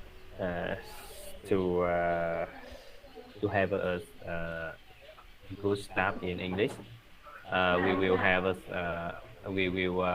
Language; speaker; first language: English; non-native, learner; Vietnamese